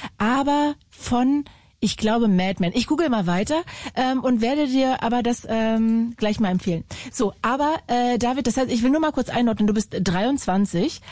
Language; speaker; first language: German; native; German